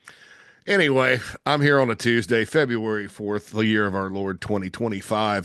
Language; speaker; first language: English; native; English